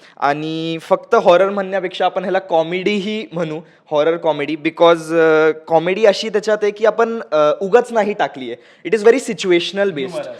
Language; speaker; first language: Marathi; non-native, local second language; Marwari